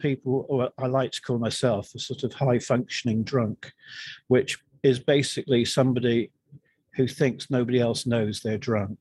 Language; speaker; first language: English; native; English